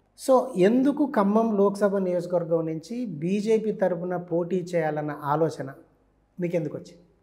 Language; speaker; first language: Telugu; native; Telugu